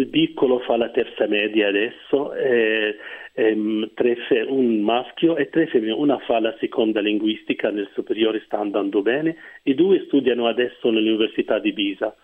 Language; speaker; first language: Italian; non-native, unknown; Arabic